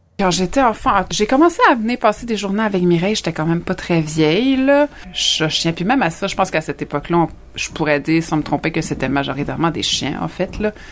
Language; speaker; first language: French; native; French